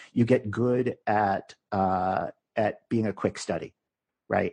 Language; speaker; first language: English; native; English